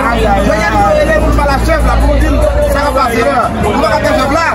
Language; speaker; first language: French; non-native, local second language; Haitian Creole